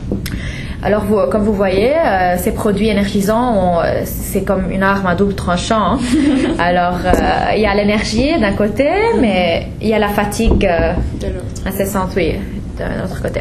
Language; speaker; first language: French; non-native, fluent; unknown